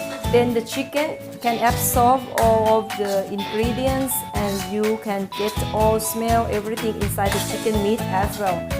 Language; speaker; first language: English; non-native, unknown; Thai